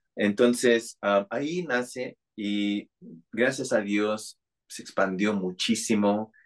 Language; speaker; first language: Spanish; non-native, fluent; English